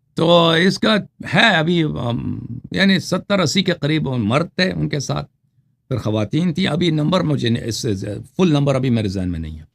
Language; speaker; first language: Urdu; non-native, fluent; Persian